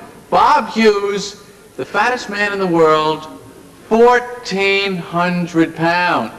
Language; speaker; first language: English; native; English